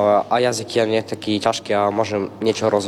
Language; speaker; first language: Slovak; non-native, learner; Russian